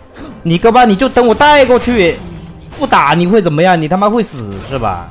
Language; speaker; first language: Chinese; native; Chinese